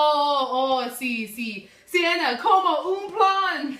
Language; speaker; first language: Spanish; non-native, learner; English